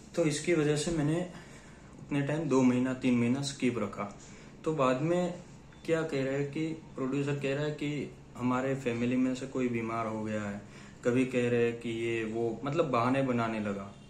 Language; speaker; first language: Hindi; non-native, local second language; Gujarati